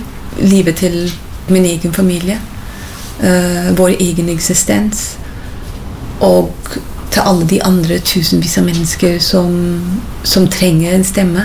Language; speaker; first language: Norwegian; non-native, fluent; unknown